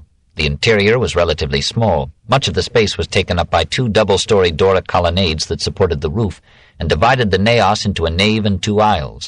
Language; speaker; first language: English; native; English